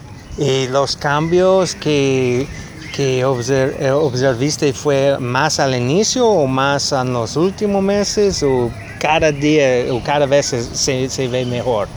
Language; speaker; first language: Spanish; non-native, learner; English